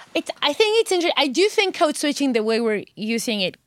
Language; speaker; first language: English; non-native, fluent; Spanish